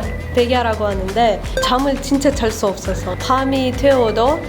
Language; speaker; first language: Korean; non-native, fluent; Russian